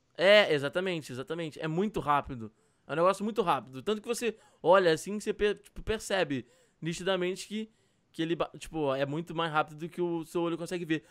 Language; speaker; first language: Portuguese; native; Portuguese